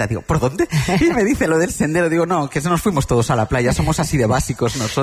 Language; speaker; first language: Spanish; native; Spanish